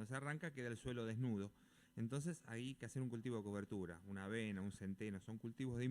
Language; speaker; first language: Spanish; native; Spanish